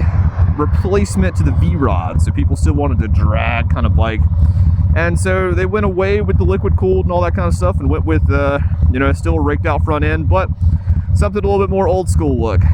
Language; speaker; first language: English; native; English